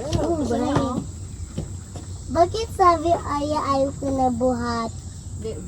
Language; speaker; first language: Filipino; early bilingual, heritage; Filipino